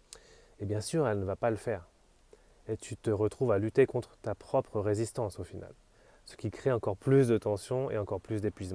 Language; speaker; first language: French; native; French